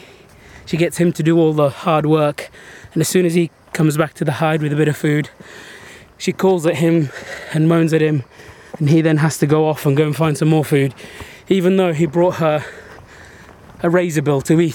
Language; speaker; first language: English; early bilingual, other home language; Arabic